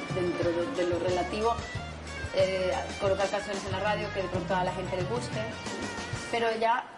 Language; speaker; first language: Spanish; native; Spanish